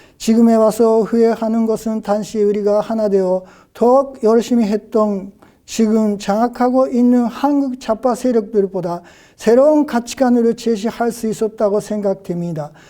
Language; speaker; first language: Korean; non-native, fluent; Japanese